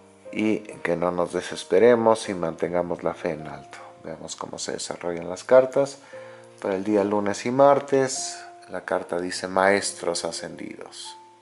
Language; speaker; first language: Spanish; native; Spanish